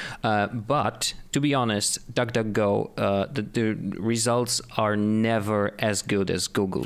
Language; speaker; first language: English; non-native, fluent; Polish